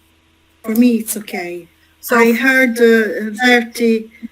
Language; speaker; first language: English; non-native, learner; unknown